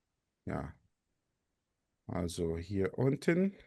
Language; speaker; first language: German; non-native, fluent; Portuguese